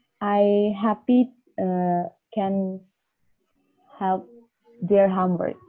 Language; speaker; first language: English; non-native, learner; Indonesian